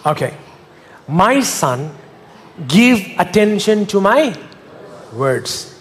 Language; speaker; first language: English; non-native, local second language; Tamil